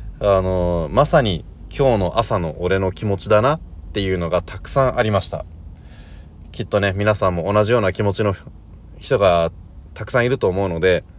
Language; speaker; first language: Japanese; native; Japanese